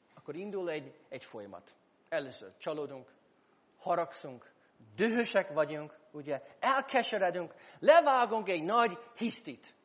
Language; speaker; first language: Hungarian; non-native, fluent; English